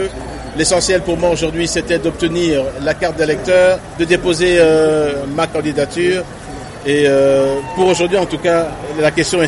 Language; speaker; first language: French; non-native, local second language; Lingala